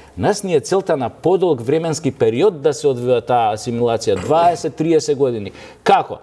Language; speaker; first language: Macedonian; native; Macedonian